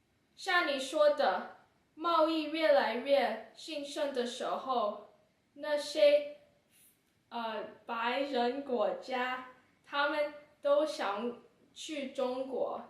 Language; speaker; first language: Chinese; non-native, learner; English